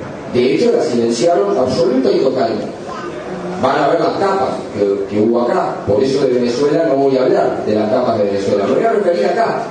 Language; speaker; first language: Spanish; native; Spanish